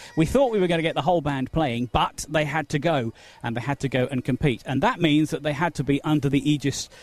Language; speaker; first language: English; native; English